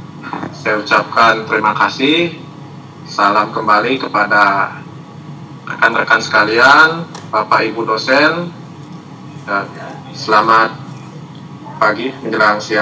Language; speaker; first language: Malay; non-native, local second language; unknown